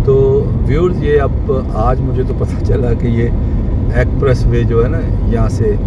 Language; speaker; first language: Urdu; non-native, local second language; Punjabi